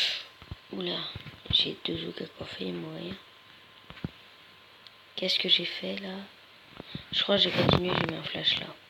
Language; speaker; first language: French; native; French